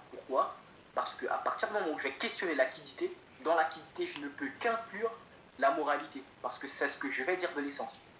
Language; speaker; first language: French; native; French